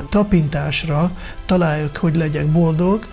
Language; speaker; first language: Hungarian; non-native, fluent; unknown